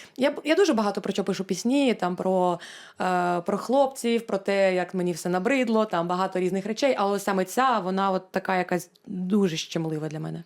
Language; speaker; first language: Ukrainian; non-native, local second language; Russian